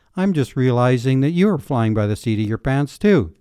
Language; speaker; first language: English; native; English